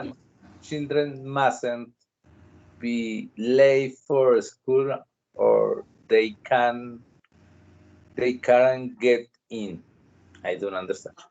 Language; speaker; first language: English; non-native, learner; Spanish